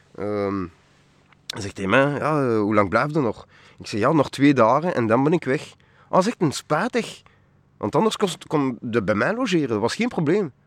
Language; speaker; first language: Dutch; non-native, local second language; French